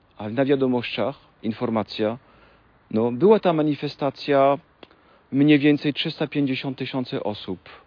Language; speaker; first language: Polish; non-native, fluent; French